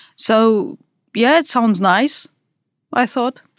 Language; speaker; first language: English; non-native, fluent; Russian